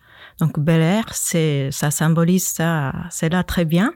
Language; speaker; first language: French; non-native, fluent; Japanese